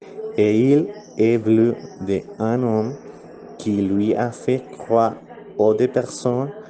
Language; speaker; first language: French; non-native, learner; Spanish